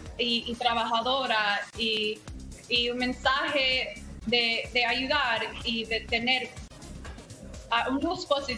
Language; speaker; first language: Spanish; early bilingual, heritage; English